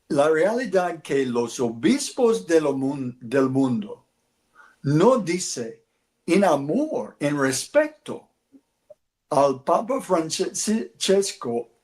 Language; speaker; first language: Spanish; non-native, learner; English